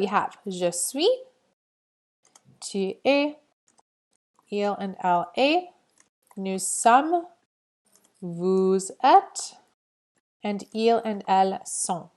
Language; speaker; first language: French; non-native, fluent; English